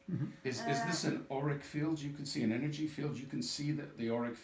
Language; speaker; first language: English; native; English